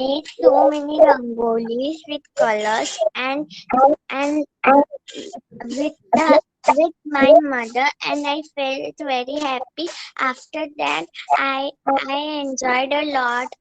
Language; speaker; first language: English; non-native, learner; Hindi